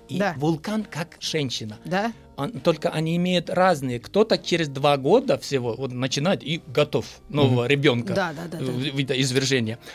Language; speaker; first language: Russian; non-native, fluent; Icelandic